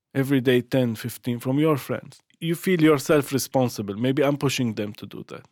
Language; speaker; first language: English; non-native, fluent; Arabic